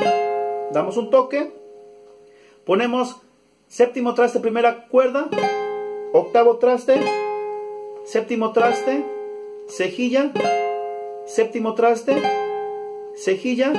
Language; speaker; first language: Spanish; native; Spanish